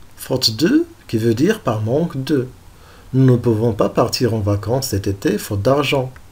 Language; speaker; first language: French; non-native, local second language; Arabic